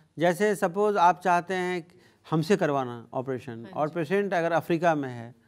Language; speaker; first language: Hindi; native; Hindi